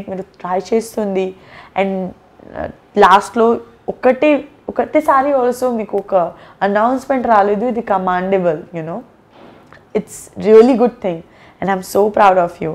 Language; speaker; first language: Telugu; non-native, learner; Gujarati